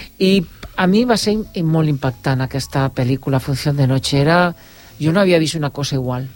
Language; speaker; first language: Catalan; non-native, local second language; Spanish